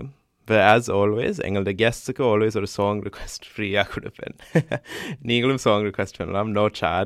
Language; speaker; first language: Tamil; early bilingual, heritage; Tamil